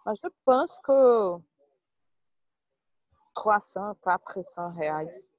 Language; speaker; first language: French; non-native, learner; Portuguese